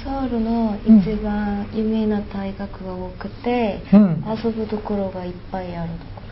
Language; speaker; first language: Japanese; non-native, fluent; Korean